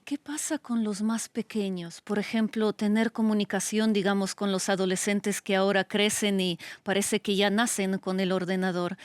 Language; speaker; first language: Spanish; non-native, fluent; Ukrainian